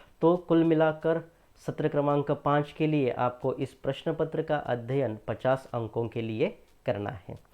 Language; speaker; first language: Hindi; non-native, local second language; Marathi